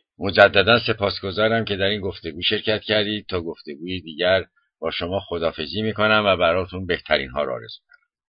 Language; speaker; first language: Persian; native; Persian